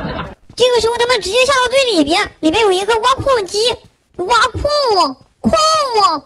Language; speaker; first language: Chinese; native; Chinese